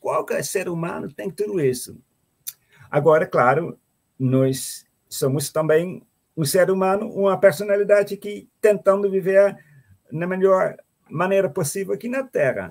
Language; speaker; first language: Portuguese; non-native, fluent; Dutch